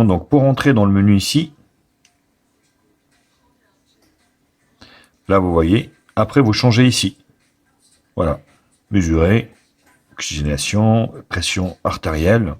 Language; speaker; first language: French; native; French